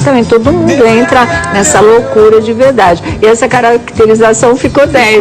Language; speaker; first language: Portuguese; native; Portuguese